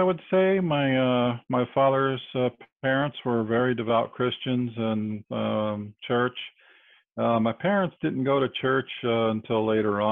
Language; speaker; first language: English; native; English